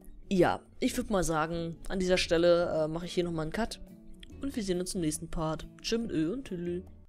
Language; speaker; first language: German; native; German